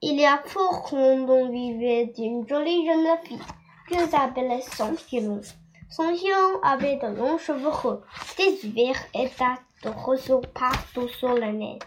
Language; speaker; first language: French; non-native, learner; Chinese